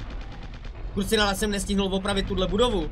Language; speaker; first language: Czech; native; Czech